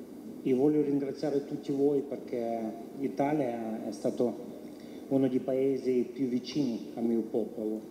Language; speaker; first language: Italian; non-native, fluent; Ukrainian